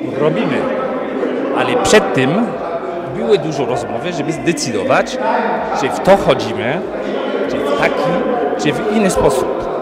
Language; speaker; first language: Polish; non-native, fluent; French